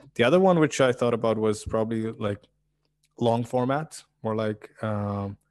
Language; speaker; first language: English; early bilingual, other home language; Russian